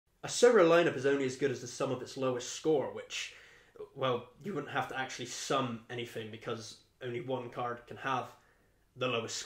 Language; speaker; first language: English; native; English